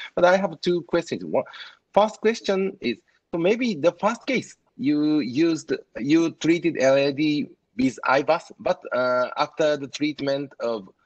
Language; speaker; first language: English; non-native, fluent; Japanese